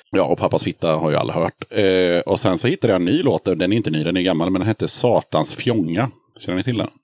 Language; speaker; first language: Swedish; native; Swedish